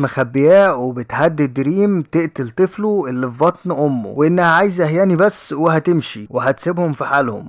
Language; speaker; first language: Arabic; native; Arabic